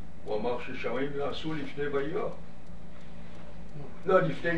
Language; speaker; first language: Hebrew; non-native, learner; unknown